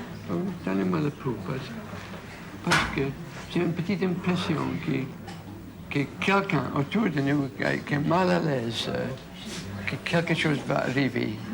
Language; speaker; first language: French; non-native, fluent; English